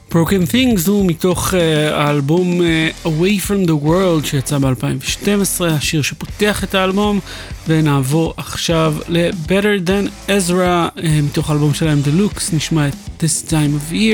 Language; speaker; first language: Hebrew; native; Hebrew